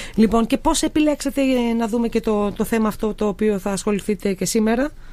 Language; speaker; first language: Greek; native; Greek